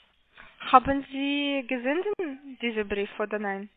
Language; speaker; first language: German; non-native, learner; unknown